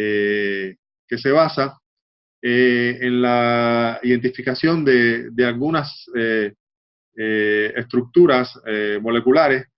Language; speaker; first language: Spanish; native; Spanish